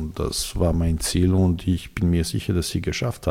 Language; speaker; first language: German; non-native, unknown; Serbian